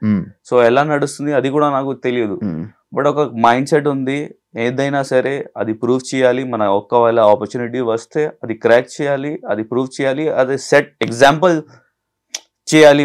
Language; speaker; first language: Telugu; non-native, local second language; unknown